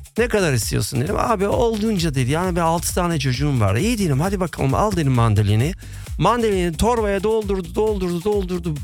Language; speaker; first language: Turkish; native; Turkish